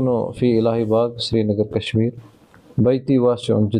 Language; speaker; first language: Arabic; non-native, learner; Kashmiri